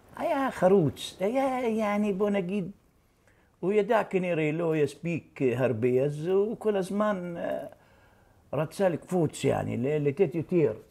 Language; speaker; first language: Hebrew; non-native, local second language; Arabic